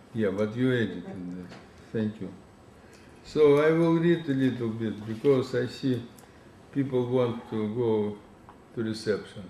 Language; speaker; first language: English; non-native, learner; Russian